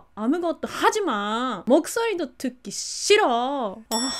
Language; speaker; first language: Korean; non-native, learner; Japanese